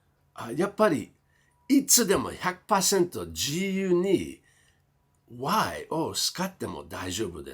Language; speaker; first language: Japanese; non-native, fluent; English